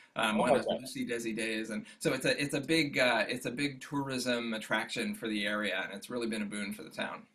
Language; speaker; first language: English; native; English